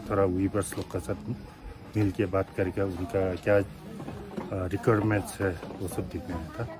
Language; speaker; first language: Hindi; non-native, local second language; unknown